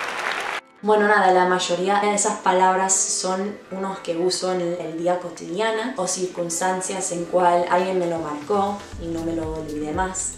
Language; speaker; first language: Spanish; non-native, fluent; English